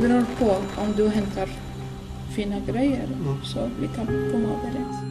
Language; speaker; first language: Swedish; non-native, learner; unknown